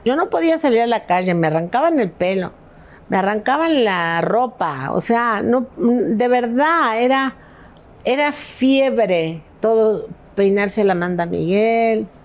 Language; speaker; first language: Spanish; native; Spanish